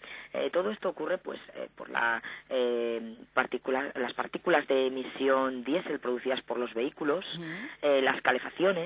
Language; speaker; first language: Spanish; native; Spanish